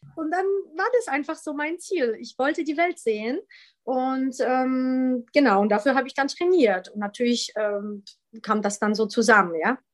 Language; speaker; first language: German; early bilingual, other home language; Polish